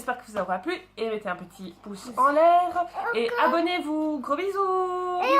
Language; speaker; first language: French; native; French